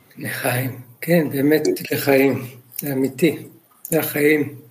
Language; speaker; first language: Hebrew; non-native, learner; Dutch